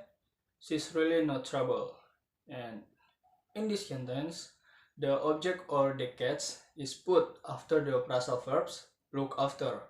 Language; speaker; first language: English; non-native, learner; Indonesian